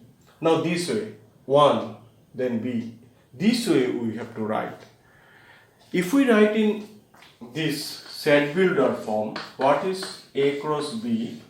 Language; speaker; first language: English; non-native, local second language; Bangla